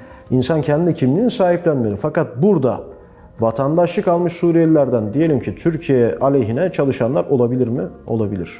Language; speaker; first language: Turkish; native; Turkish